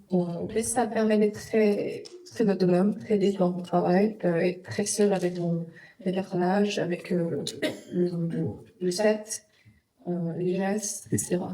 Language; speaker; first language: French; non-native, fluent; Vietnamese